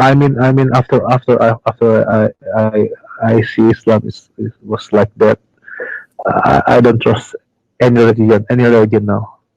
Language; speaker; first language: English; non-native, learner; Indonesian